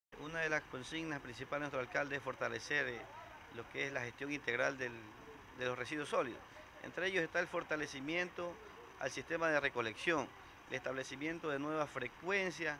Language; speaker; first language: Spanish; native; Spanish